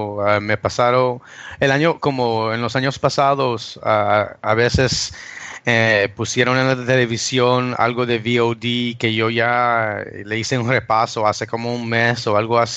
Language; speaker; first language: Spanish; early bilingual, heritage; English